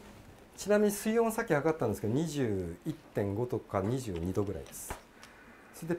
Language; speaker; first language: Japanese; native; Japanese